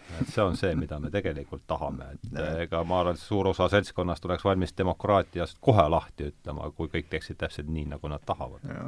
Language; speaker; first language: Estonian; native; Estonian